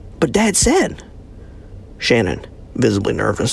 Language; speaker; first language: English; native; English